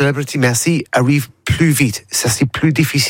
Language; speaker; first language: French; non-native, learner; English